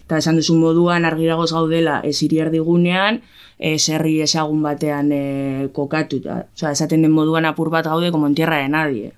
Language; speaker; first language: Basque; native; Basque